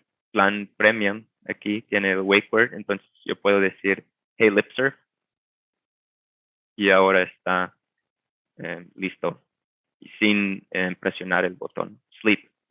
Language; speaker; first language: Spanish; non-native, fluent; English